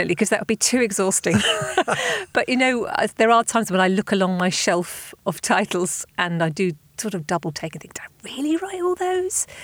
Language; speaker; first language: English; native; English